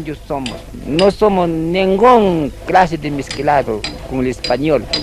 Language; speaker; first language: Spanish; non-native, local second language; Quechua